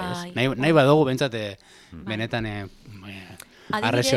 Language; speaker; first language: Basque; native; Basque